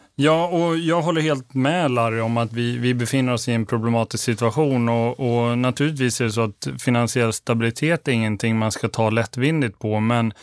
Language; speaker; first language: Swedish; native; Swedish